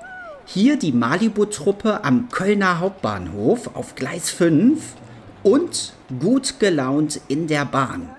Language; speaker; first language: German; native; German